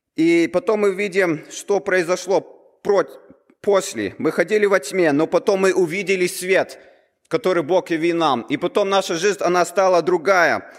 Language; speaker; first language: Russian; early bilingual, heritage; Russian